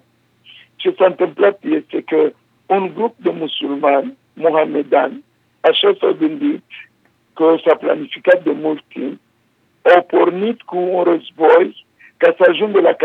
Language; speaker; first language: Romanian; non-native, fluent; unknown